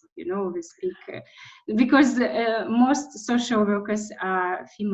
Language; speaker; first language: English; non-native, fluent; Russian